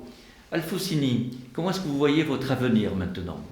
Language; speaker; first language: French; native; French